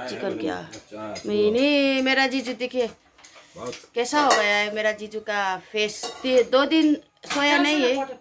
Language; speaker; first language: Hindi; non-native, local second language; Nepali